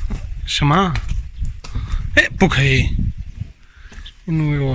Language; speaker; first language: Chinese; non-native, learner; Punjabi